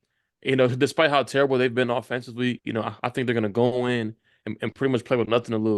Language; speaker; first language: English; native; English